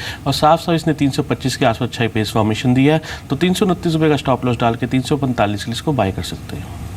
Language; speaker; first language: Hindi; native; Hindi